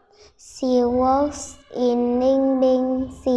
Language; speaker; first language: English; non-native, learner; Vietnamese